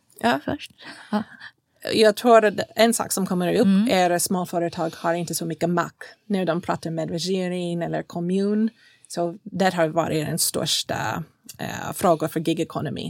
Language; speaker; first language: Swedish; non-native, fluent; English